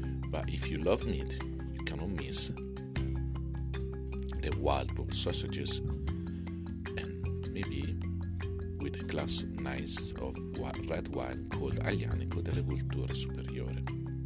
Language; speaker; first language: English; non-native, fluent; Italian